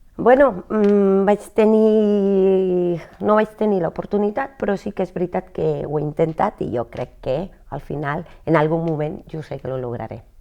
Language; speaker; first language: Catalan; non-native, fluent; Spanish